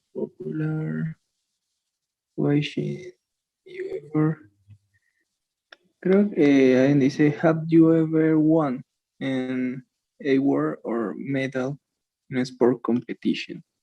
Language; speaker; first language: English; non-native, learner; Spanish